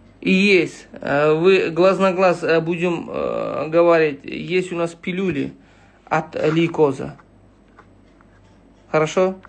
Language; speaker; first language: Russian; non-native, local second language; Uzbek